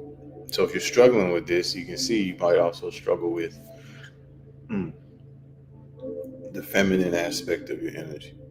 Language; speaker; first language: English; native; English